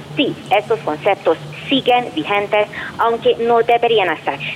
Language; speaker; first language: Spanish; non-native, fluent; Hungarian